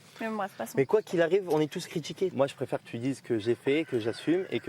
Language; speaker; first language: French; native; French